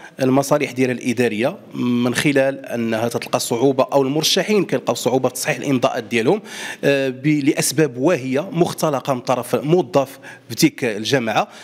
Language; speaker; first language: Arabic; native; Arabic